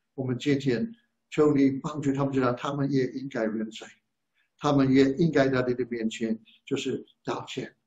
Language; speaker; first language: Chinese; non-native, fluent; English